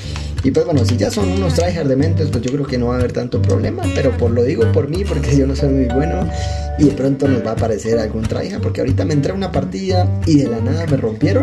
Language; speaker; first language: Spanish; native; Spanish